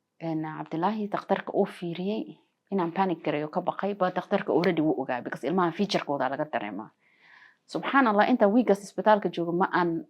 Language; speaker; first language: Somali; early bilingual, heritage; Somali